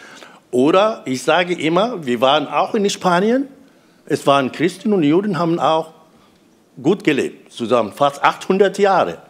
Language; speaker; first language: German; non-native, fluent; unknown